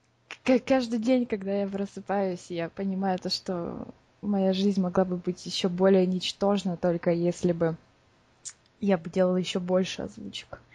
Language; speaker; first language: Russian; native; Russian